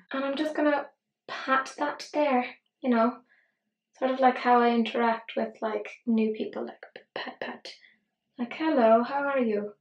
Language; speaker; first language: English; native; English